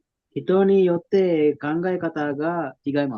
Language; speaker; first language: Japanese; non-native, learner; Sinhala